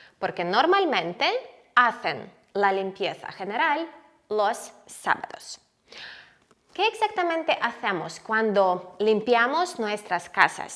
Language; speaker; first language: Spanish; non-native, fluent; Ukrainian